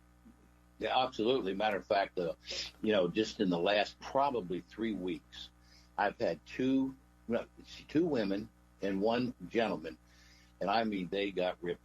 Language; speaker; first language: English; native; English